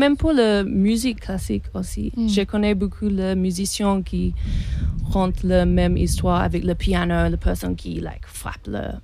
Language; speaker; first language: French; non-native, learner; English